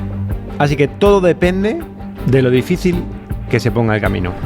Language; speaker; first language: Spanish; native; Spanish